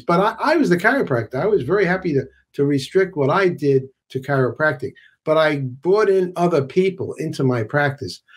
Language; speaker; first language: English; native; English